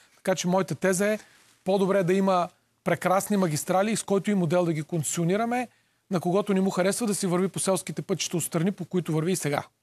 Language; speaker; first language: Bulgarian; native; Bulgarian